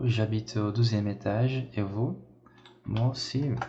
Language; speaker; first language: French; non-native, fluent; Portuguese